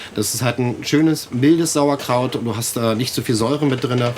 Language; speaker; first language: German; native; German